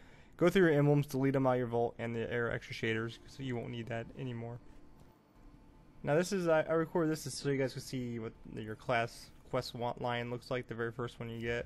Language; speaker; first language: English; native; English